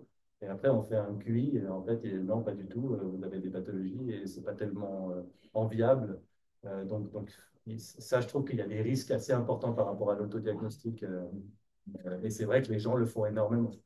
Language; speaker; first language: French; native; French